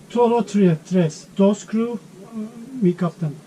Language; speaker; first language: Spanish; non-native, learner; Turkish